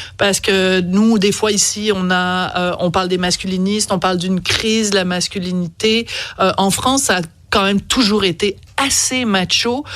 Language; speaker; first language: French; native; French